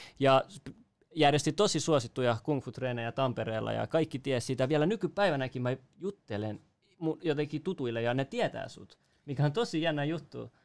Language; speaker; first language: Finnish; native; Finnish